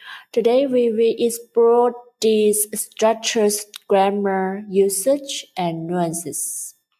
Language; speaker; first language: English; non-native, fluent; Chinese